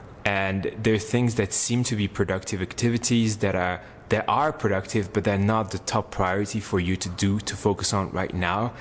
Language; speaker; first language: English; non-native, fluent; French